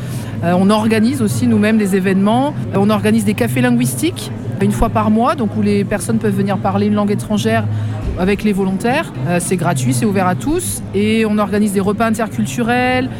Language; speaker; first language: French; native; French